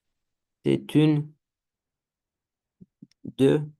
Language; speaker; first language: French; non-native, learner; Romanian